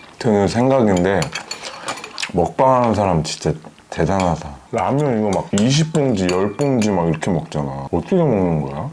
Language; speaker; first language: Korean; native; Korean